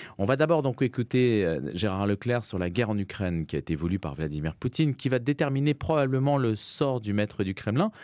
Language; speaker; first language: French; native; French